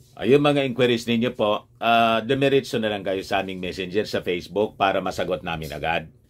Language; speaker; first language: Filipino; native; Filipino